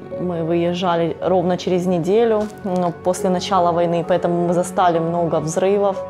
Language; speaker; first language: Russian; native; Russian